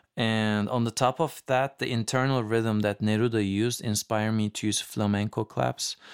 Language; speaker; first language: English; non-native, fluent; Turkish